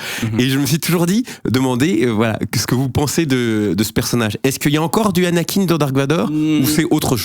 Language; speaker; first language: French; native; French